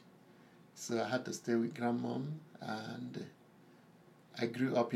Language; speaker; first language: English; non-native, local second language; Igbo